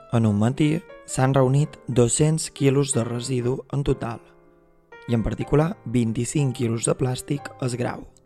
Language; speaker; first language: Catalan; native; Catalan